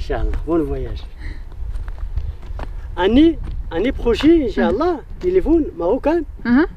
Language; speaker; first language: French; non-native, learner; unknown